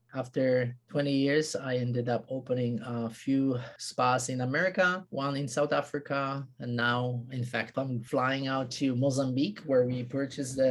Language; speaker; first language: English; non-native, fluent; Polish